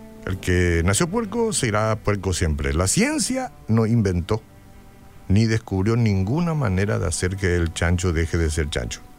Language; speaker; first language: Spanish; native; Spanish